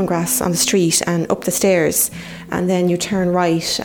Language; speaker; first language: English; native; English